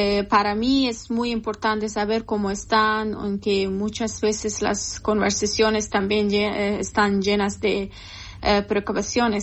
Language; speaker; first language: Spanish; non-native, learner; Persian